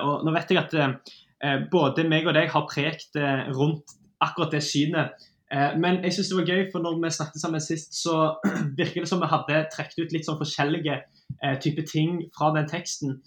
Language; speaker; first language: Norwegian; native; Norwegian